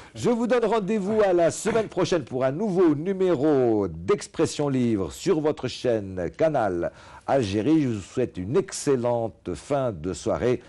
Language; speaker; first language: French; non-native, local second language; Arabic